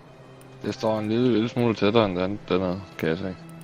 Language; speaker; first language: Danish; native; Danish